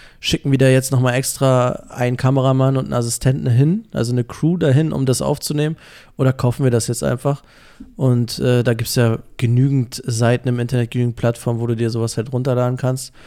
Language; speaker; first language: German; native; German